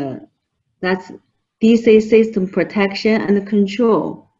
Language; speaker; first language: English; non-native, fluent; Chinese